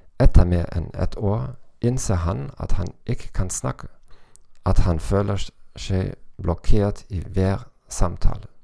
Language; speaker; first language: Norwegian; non-native, learner; German